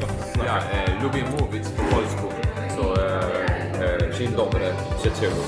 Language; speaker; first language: Polish; non-native, learner; Spanish